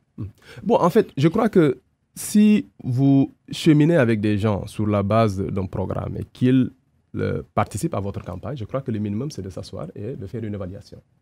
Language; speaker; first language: French; non-native, local second language; Wolof